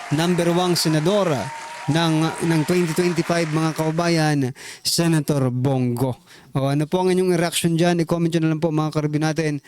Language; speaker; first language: Filipino; native; Filipino